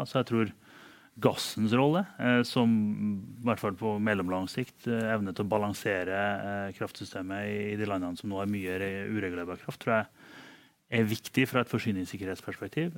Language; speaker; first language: Norwegian; native; Norwegian